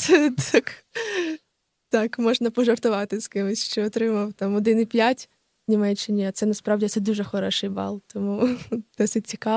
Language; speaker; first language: Ukrainian; native; Ukrainian